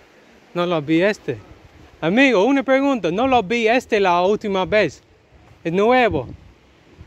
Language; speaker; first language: Spanish; non-native, learner; English